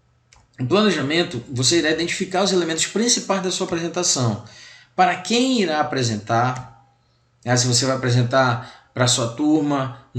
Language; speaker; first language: Portuguese; native; Portuguese